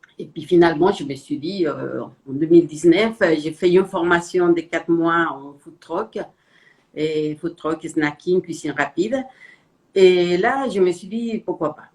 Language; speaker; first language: French; non-native, fluent; Spanish